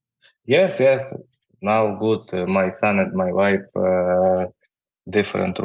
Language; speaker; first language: English; non-native, learner; Ukrainian